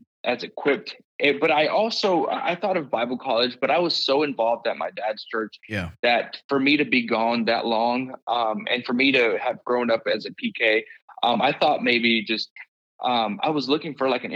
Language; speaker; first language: English; early bilingual, other home language; Spanish